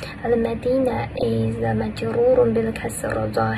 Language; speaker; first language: Arabic; non-native, learner; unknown